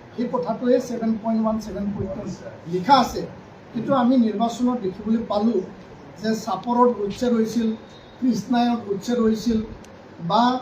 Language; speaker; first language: Assamese; non-native, local second language; Bodo